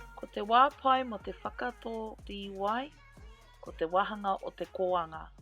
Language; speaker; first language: Māori; non-native, local second language; English